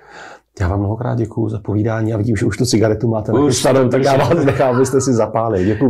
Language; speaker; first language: Czech; native; Czech